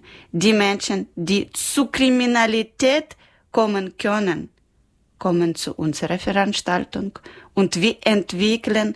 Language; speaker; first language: German; non-native, learner; Ukrainian